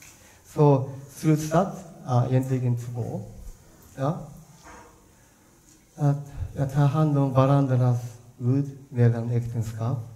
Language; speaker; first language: Swedish; non-native, fluent; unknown